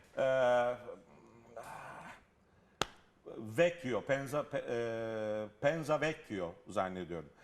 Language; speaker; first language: Turkish; non-native, fluent; Italian